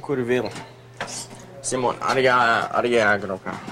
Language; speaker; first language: French; non-native, local second language; English